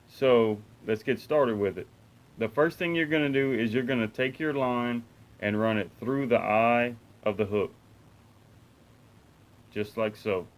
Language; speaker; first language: English; native; English